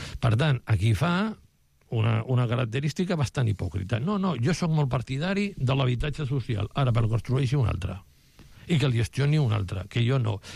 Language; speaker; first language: Catalan; non-native, local second language; Spanish